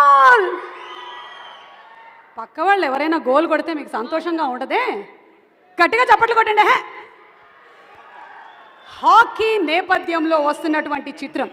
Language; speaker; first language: Telugu; native; Telugu